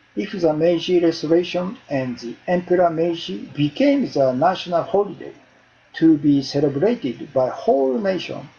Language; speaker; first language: English; non-native, learner; Japanese